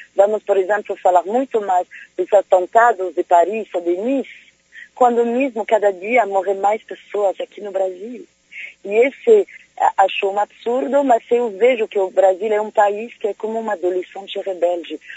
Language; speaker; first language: Portuguese; non-native, fluent; French